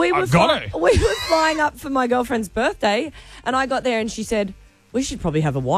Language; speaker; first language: English; native; English